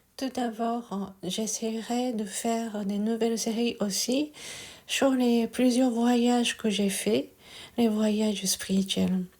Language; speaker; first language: French; non-native, fluent; Japanese